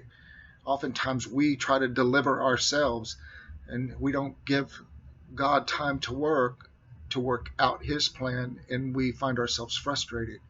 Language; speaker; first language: English; native; English